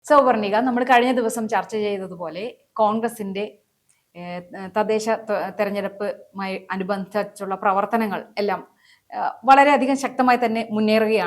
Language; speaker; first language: Malayalam; native; Malayalam